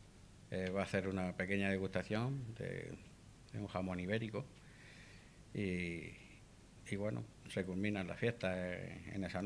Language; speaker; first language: Spanish; native; Spanish